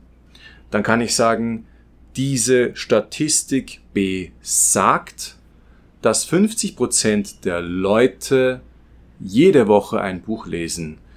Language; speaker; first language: German; non-native, fluent; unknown